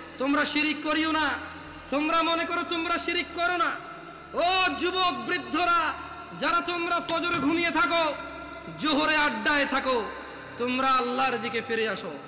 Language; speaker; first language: Bangla; native; Bangla